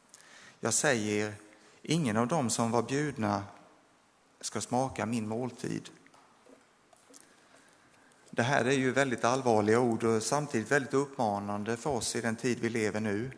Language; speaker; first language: Swedish; native; Swedish